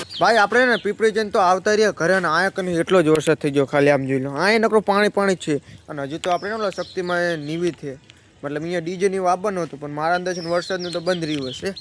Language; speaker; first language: Gujarati; native; Gujarati